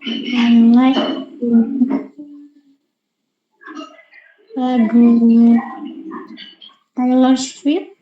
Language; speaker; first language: English; non-native, learner; Indonesian